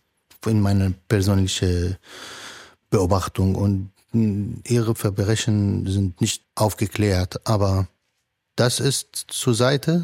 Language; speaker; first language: German; non-native, fluent; Arabic